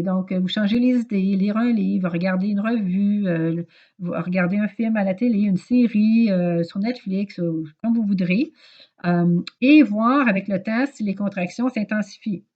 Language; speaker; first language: French; native; French